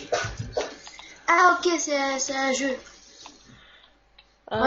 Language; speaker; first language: French; native; French